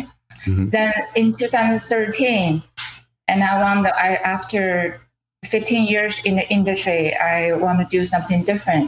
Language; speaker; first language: English; non-native, fluent; Chinese